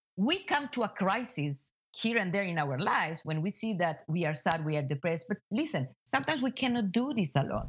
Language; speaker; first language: English; non-native, fluent; Spanish